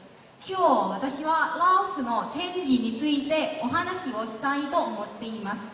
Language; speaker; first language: Japanese; non-native, learner; Lao